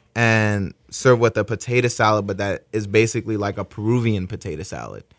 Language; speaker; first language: English; native; English